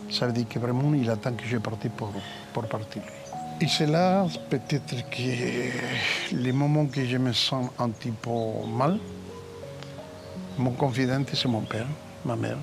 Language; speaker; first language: French; non-native, fluent; Spanish